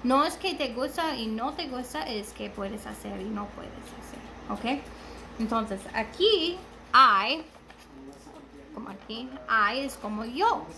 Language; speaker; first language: Spanish; non-native, learner; English